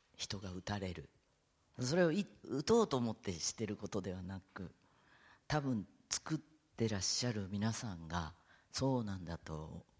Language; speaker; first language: Japanese; native; Japanese